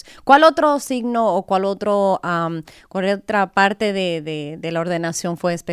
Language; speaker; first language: Spanish; native; Spanish